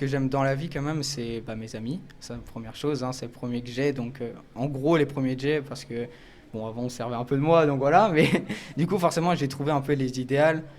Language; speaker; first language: French; native; French